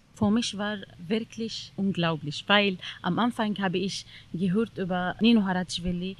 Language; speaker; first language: German; non-native, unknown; Arabic